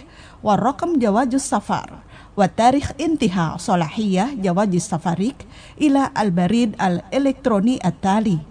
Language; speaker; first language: Arabic; non-native, fluent; Indonesian